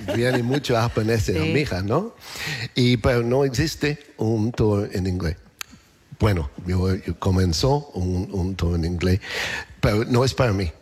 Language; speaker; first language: Spanish; non-native, learner; English